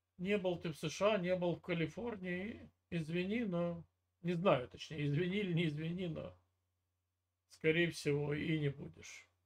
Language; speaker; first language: Russian; native; Russian